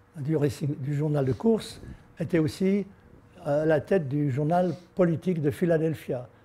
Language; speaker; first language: French; native; French